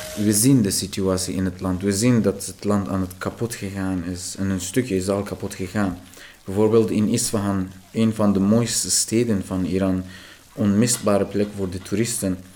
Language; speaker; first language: Dutch; non-native, fluent; Persian